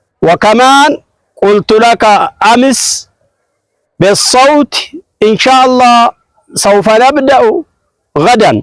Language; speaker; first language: Arabic; non-native, fluent; Oromo